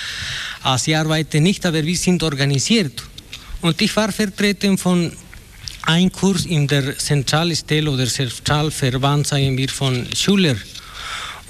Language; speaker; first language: German; non-native, learner; Spanish